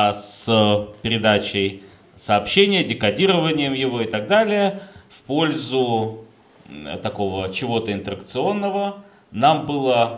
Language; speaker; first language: Russian; native; Russian